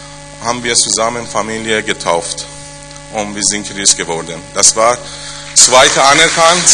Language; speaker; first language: German; non-native, learner; Persian